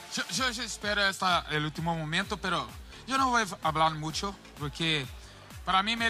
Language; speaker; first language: Spanish; non-native, fluent; Portuguese